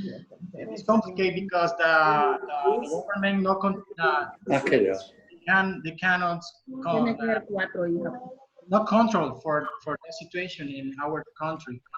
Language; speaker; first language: English; non-native, learner; Spanish